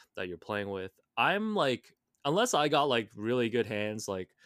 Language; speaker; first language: English; non-native, local second language; Cantonese